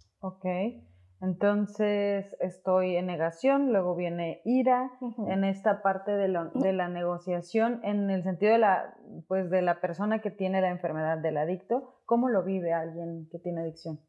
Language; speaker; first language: Spanish; native; Spanish